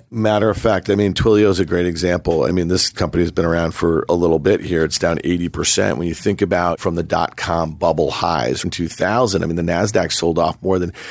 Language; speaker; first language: English; native; English